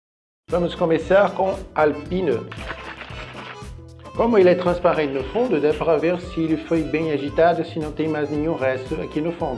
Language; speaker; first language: Portuguese; non-native, fluent; French